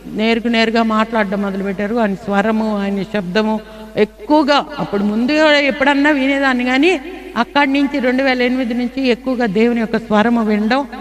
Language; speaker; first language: Telugu; non-native, fluent; Bangla